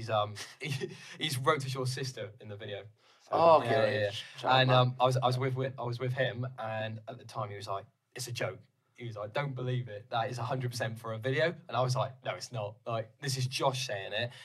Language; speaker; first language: English; native; English